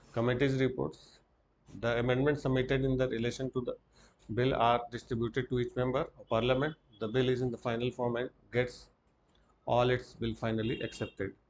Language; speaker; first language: English; non-native, local second language; Hindi